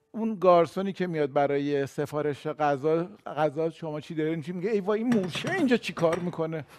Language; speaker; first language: Persian; native; Persian